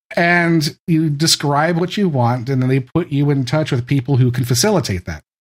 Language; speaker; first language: English; native; English